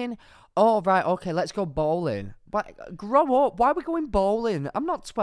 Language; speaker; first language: English; native; English